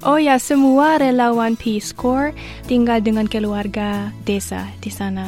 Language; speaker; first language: Indonesian; non-native, fluent; English